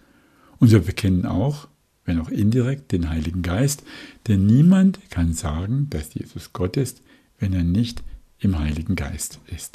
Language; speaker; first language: German; native; German